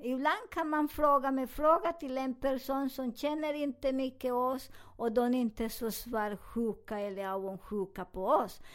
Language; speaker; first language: Swedish; non-native, fluent; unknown